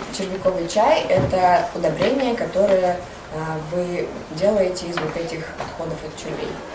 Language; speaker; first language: Russian; native; Russian